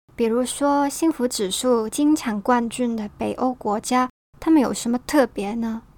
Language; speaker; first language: Chinese; non-native, local second language; Cantonese